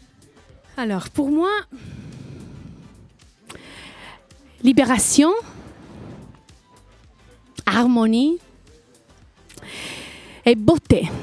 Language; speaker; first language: French; non-native, learner; Italian